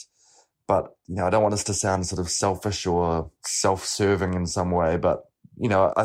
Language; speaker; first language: English; native; English